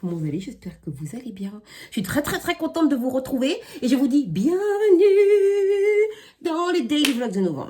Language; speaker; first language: French; native; French